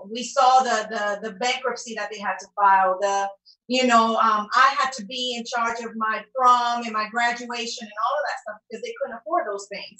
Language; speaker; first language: English; non-native, fluent; Spanish